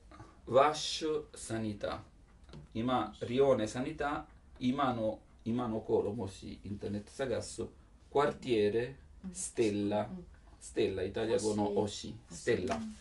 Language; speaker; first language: Japanese; non-native, learner; Italian